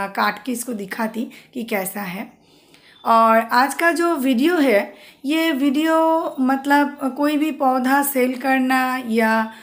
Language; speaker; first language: Hindi; non-native, local second language; Bangla